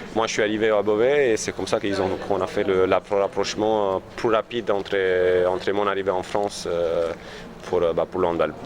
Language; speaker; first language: French; non-native, fluent; Romanian